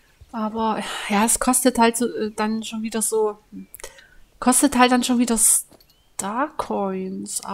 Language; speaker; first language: German; native; German